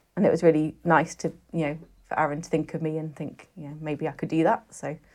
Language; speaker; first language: English; native; English